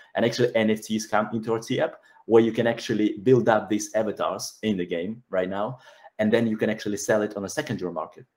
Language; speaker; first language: English; non-native, fluent; Russian